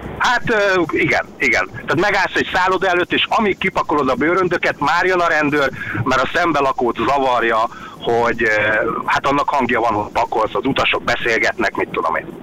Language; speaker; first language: Hungarian; native; Hungarian